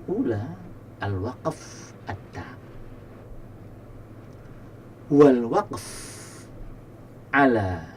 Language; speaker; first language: Arabic; non-native, fluent; Indonesian